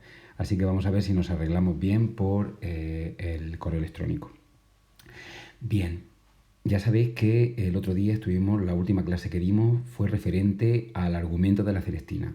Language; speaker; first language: Spanish; native; Spanish